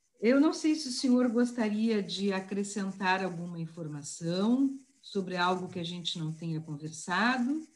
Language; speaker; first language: Portuguese; native; Portuguese